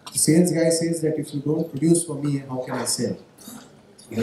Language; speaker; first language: English; non-native, local second language; Marathi